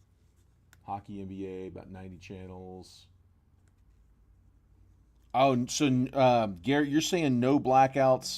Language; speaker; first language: English; native; English